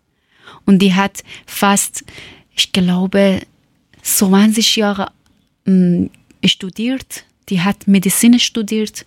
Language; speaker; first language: German; non-native, learner; Persian